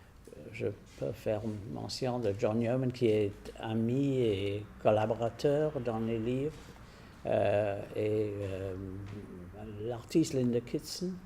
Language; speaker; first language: French; non-native, fluent; English